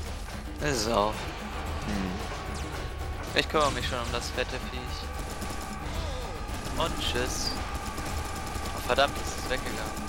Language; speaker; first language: German; native; German